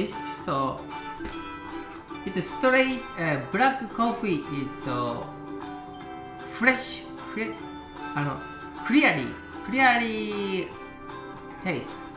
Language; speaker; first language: English; non-native, learner; Japanese